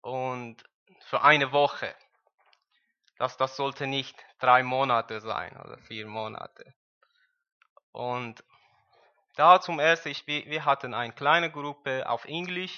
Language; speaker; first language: German; non-native, learner; Persian